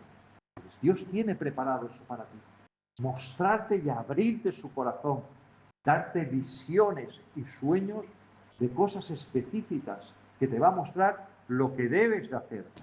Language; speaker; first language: Spanish; native; Spanish